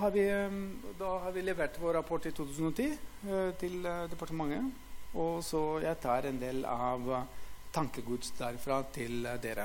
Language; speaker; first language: Norwegian; non-native, fluent; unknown